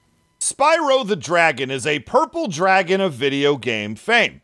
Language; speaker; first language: English; native; English